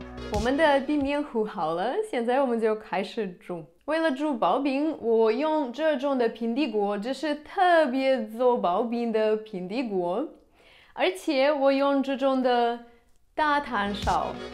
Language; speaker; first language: Chinese; non-native, fluent; Russian